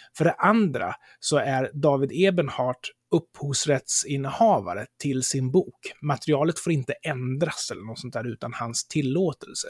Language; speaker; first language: Swedish; native; Swedish